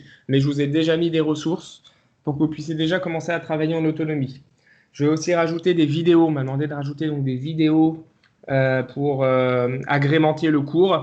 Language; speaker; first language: French; native; French